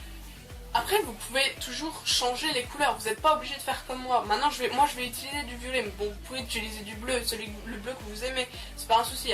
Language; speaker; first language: French; native; French